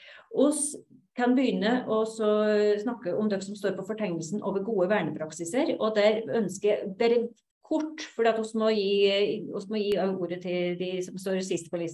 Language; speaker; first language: Norwegian; native; Norwegian